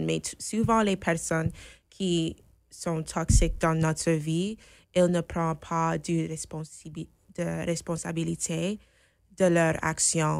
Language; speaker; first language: French; non-native, fluent; English